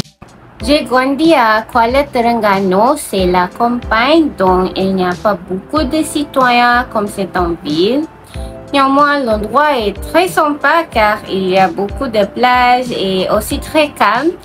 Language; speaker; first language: French; non-native, learner; Malay